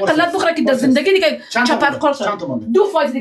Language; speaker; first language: Persian; native; Persian